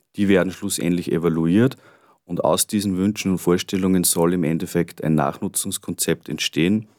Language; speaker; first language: German; native; German